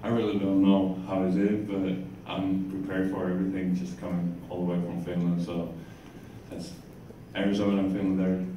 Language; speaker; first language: English; non-native, fluent; Finnish